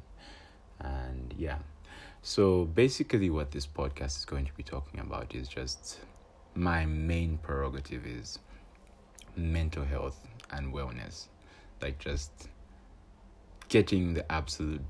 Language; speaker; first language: English; non-native, local second language; Bemba